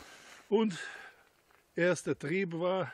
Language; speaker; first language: German; non-native, learner; Croatian